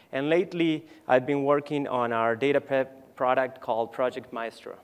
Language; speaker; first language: English; non-native, fluent; Spanish